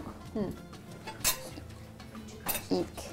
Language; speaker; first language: Turkish; non-native, learner; Arabic